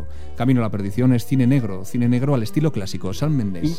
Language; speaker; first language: Spanish; native; Spanish